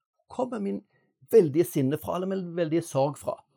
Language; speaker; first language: Norwegian; native; Norwegian